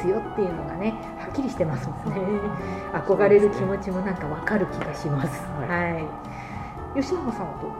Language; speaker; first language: Japanese; native; Japanese